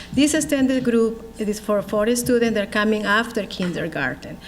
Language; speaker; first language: English; non-native, learner; Spanish